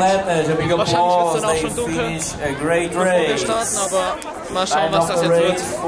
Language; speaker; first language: German; native; German